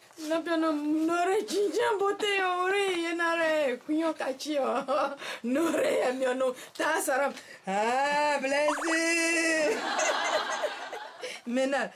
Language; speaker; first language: Korean; non-native, learner; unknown